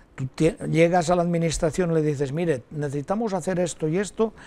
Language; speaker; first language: Spanish; native; Spanish